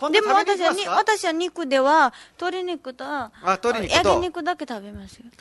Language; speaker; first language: Japanese; non-native, learner; Nepali